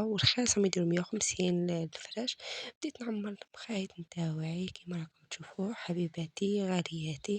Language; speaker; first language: Arabic; native; Arabic